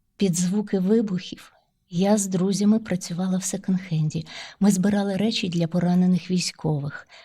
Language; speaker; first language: Ukrainian; non-native, local second language; Russian